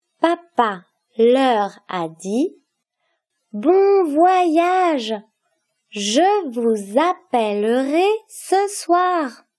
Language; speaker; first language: French; native; French